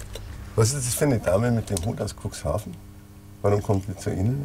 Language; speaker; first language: German; native; German